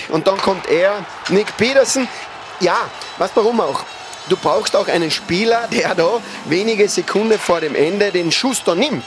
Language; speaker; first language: German; native; German